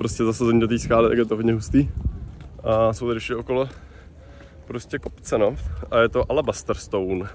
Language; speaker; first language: Czech; native; Czech